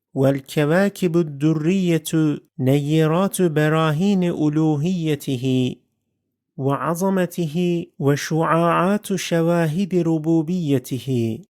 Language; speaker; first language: Arabic; non-native, fluent; Turkish